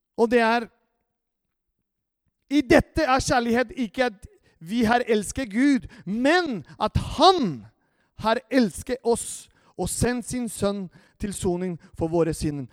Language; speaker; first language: Norwegian; non-native, fluent; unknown